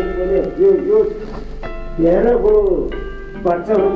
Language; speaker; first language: Nepali; non-native, local second language; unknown